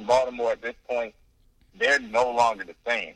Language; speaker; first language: English; native; English